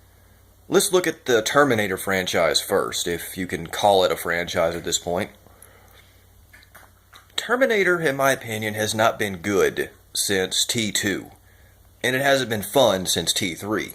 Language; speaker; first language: English; native; English